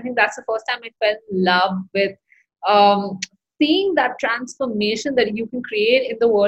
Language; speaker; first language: English; non-native, local second language; Hindi